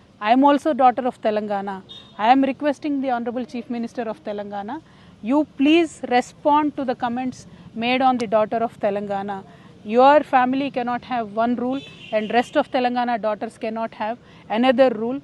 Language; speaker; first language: English; non-native, local second language; Telugu